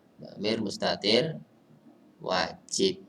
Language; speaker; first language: Arabic; non-native, fluent; Indonesian